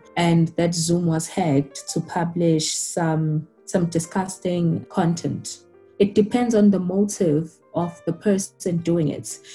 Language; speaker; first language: English; non-native, local second language; Zulu